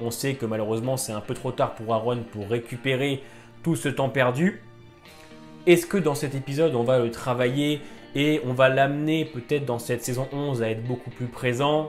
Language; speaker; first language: French; native; French